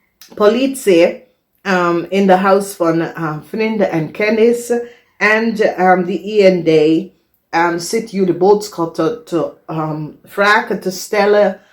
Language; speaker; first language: Dutch; non-native, fluent; English